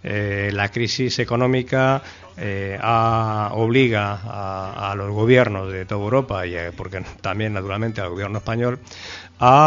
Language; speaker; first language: Spanish; native; Spanish